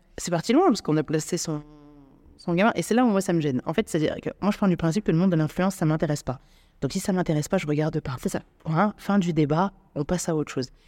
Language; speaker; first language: French; native; French